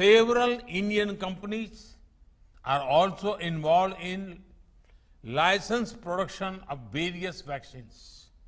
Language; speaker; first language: English; non-native, local second language; Gujarati